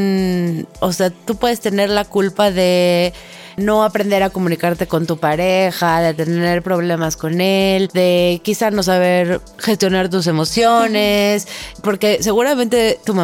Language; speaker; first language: Spanish; native; Spanish